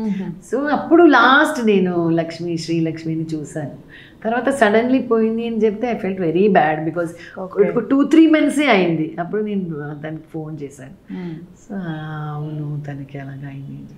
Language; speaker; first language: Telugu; non-native, local second language; Malayalam